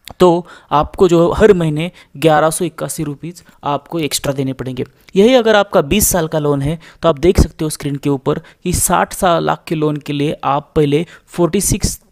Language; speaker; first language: Hindi; non-native, local second language; Marathi